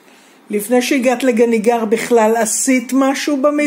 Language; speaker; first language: Hebrew; native; Hebrew